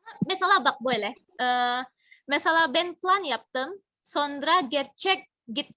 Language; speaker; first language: Turkish; non-native, fluent; Indonesian